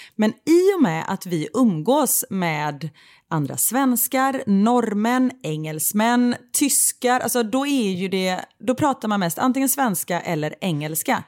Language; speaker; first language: Swedish; native; Swedish